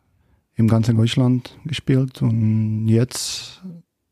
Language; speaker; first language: German; non-native, learner; Czech